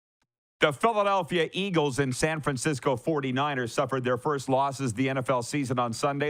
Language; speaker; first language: English; native; English